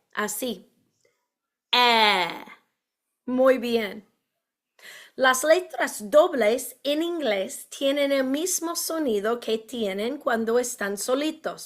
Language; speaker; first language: Spanish; non-native, fluent; English